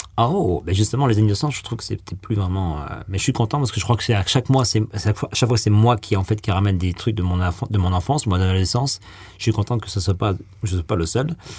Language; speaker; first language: French; native; French